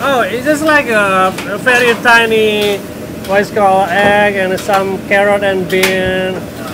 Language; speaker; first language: English; non-native, fluent; Indonesian